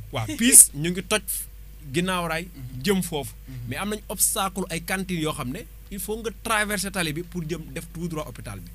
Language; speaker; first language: Wolof; native; Wolof